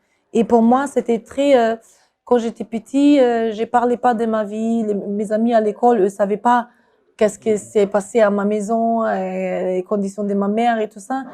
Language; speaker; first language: French; non-native, fluent; German